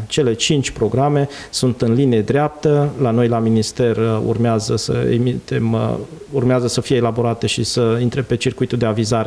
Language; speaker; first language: Romanian; native; Romanian